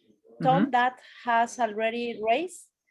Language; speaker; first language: English; non-native, learner; Spanish